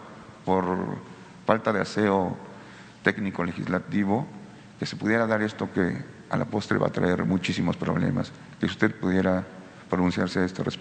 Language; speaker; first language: Spanish; native; Spanish